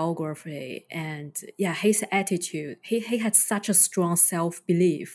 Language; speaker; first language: English; non-native, fluent; Chinese